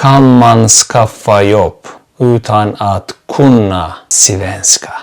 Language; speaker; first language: Swedish; non-native, fluent; Turkish